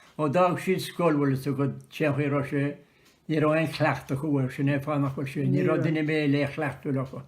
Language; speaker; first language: Irish; native; Irish